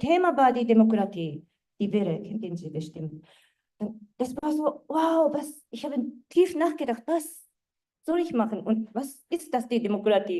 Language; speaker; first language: German; non-native, fluent; Japanese